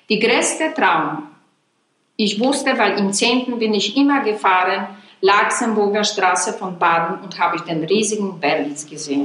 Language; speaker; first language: German; non-native, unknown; Polish